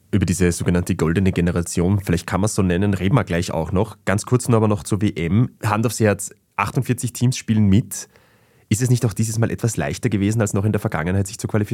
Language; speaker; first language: German; native; German